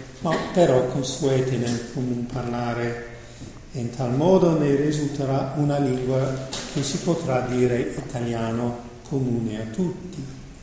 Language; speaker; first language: Italian; non-native, fluent; English